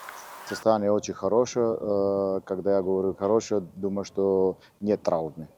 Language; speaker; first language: Russian; non-native, learner; Macedonian